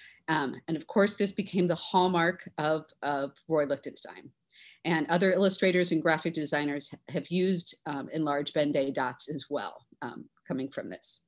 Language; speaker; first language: English; native; English